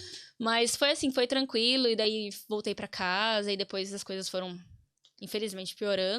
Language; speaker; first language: Portuguese; native; Portuguese